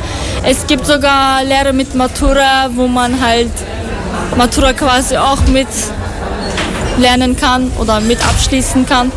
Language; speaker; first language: German; non-native, fluent; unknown